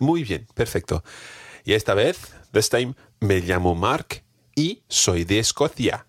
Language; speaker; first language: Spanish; non-native, fluent; English